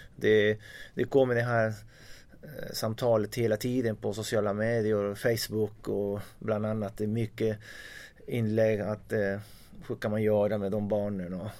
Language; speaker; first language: Swedish; non-native, fluent; Spanish